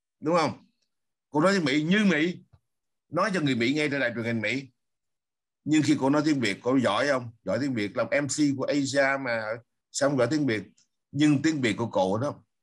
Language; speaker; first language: Vietnamese; native; Vietnamese